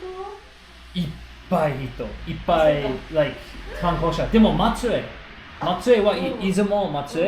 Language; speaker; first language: Japanese; non-native, learner; English